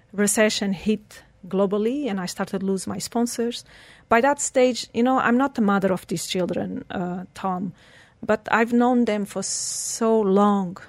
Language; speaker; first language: English; non-native, fluent; Portuguese